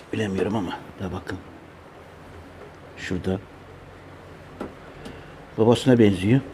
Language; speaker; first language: Turkish; native; Turkish